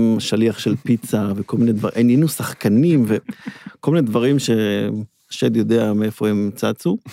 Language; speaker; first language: Hebrew; native; Hebrew